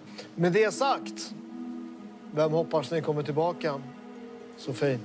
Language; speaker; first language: Swedish; native; Swedish